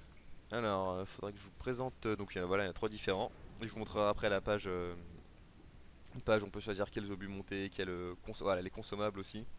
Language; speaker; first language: French; native; French